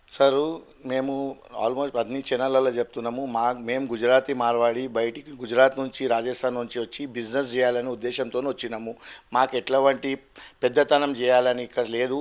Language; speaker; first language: Telugu; non-native, local second language; Gujarati